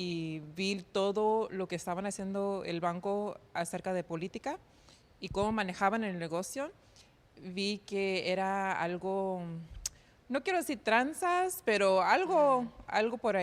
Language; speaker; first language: Spanish; early bilingual, heritage; Spanish